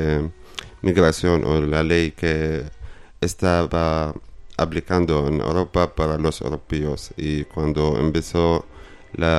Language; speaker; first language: Spanish; non-native, learner; Arabic